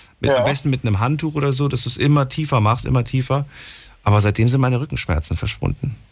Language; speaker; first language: German; native; German